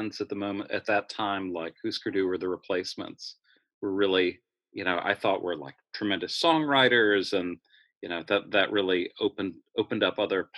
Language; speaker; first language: English; native; English